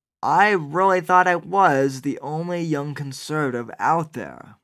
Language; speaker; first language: English; native; English